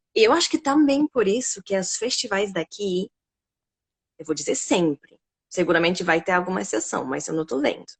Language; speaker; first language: Portuguese; non-native, fluent; English